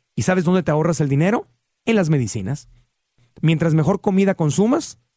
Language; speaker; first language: Spanish; native; Spanish